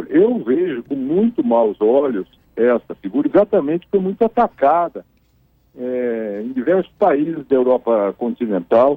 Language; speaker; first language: Portuguese; native; Portuguese